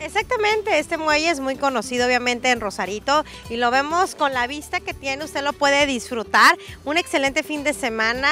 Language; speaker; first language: Spanish; native; Spanish